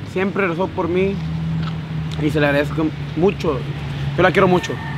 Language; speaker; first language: Spanish; early bilingual, heritage; Spanish